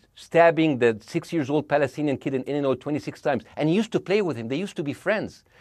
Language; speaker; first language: English; non-native, fluent; Arabic